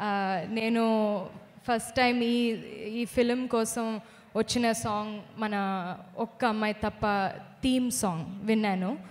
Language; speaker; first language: Telugu; non-native, fluent; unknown